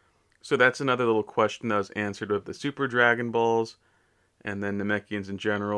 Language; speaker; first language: English; native; English